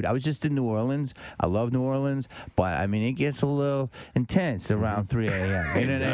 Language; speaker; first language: English; native; English